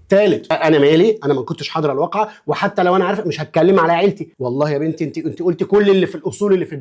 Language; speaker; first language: Arabic; native; Arabic